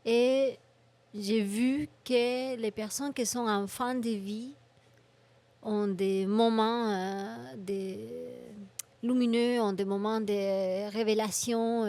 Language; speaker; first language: French; non-native, fluent; Spanish